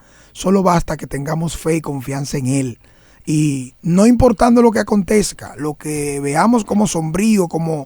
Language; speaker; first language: Spanish; native; Spanish